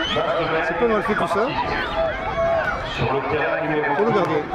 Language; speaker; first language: French; native; French